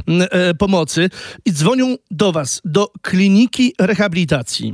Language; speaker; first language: Polish; native; Polish